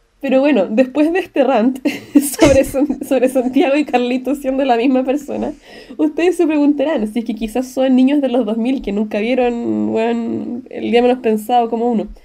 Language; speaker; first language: Spanish; native; Spanish